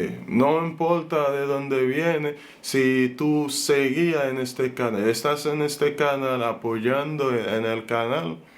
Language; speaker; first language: Spanish; non-native, fluent; Haitian Creole